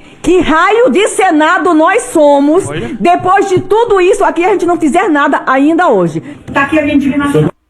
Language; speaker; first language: Portuguese; native; Portuguese